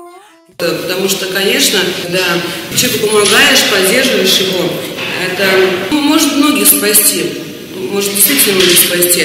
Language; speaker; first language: Russian; native; Russian